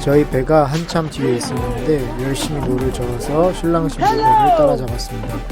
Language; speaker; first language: Korean; native; Korean